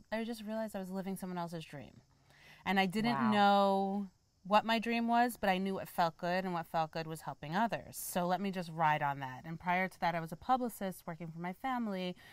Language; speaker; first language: English; native; English